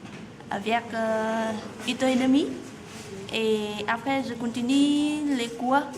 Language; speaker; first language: French; non-native, learner; Vietnamese